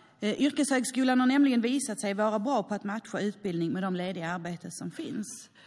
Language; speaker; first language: Swedish; native; Swedish